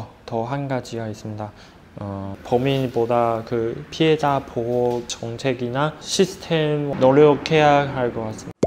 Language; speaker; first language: Korean; non-native, fluent; Chinese